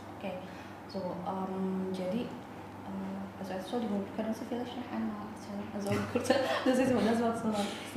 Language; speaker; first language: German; non-native, fluent; Indonesian